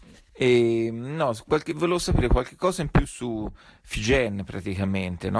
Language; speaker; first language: Italian; native; Italian